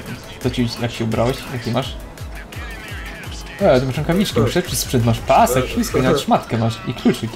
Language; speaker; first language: Polish; native; Polish